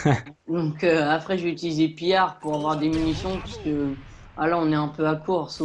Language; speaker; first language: French; native; French